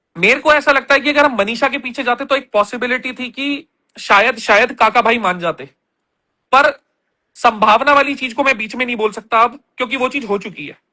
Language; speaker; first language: Hindi; native; Hindi